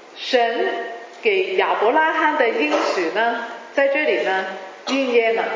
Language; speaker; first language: Chinese; non-native, local second language; Cantonese